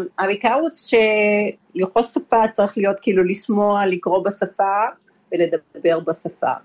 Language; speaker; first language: Hebrew; early bilingual, other home language; Polish